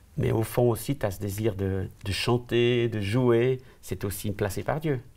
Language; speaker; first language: French; native; French